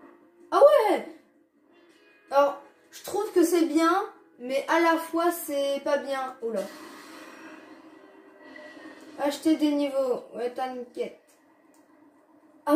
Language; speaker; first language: French; native; French